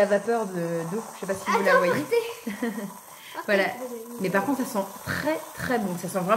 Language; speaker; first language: French; native; French